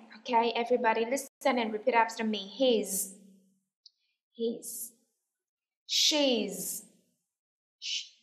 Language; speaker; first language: English; non-native, fluent; Vietnamese